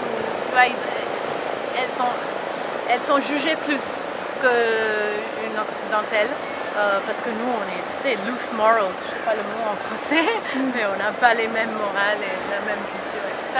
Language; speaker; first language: French; early bilingual, heritage; French